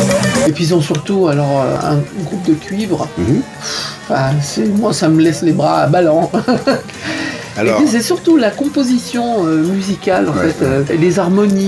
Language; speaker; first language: French; native; French